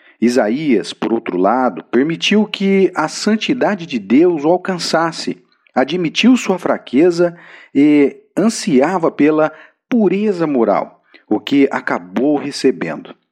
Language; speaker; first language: Portuguese; native; Portuguese